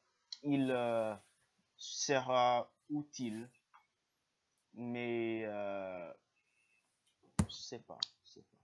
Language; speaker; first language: French; non-native, learner; English